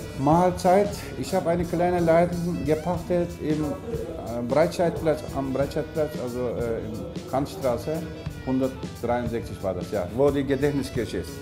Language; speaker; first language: German; non-native, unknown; Turkish